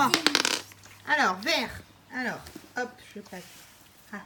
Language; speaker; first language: French; native; French